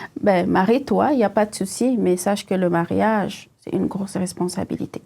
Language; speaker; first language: French; non-native, local second language; Fula